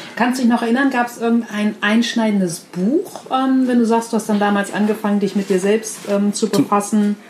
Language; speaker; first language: German; native; German